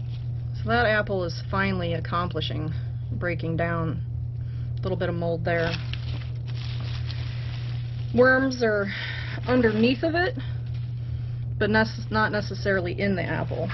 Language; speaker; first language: English; native; English